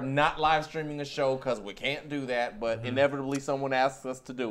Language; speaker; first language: English; native; English